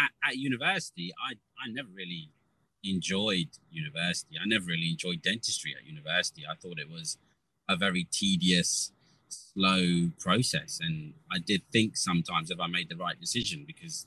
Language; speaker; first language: English; native; English